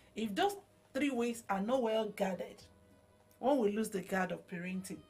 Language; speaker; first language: English; non-native, local second language; Yoruba